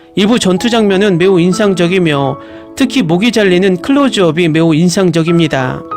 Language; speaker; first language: Korean; native; Korean